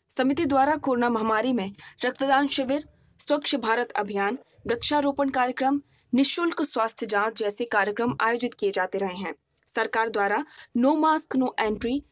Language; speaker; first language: Hindi; native; Hindi